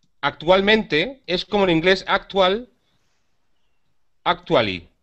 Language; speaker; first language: Spanish; native; Spanish